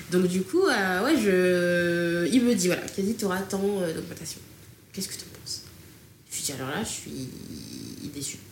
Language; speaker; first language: French; early bilingual, other home language; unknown